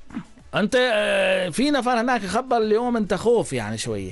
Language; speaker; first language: Arabic; native; Arabic